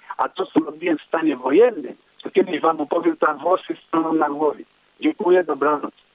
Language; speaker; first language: Polish; native; Polish